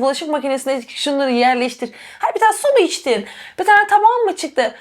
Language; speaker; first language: Turkish; native; Turkish